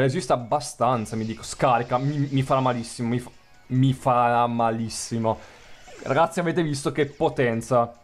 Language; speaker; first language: Italian; native; Italian